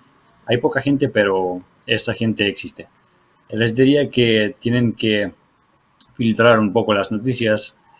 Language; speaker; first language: Spanish; non-native, fluent; Ukrainian